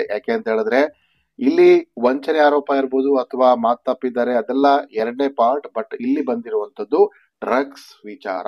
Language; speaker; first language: Kannada; native; Kannada